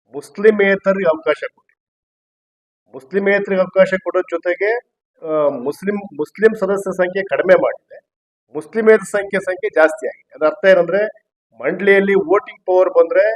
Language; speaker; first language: Kannada; native; Kannada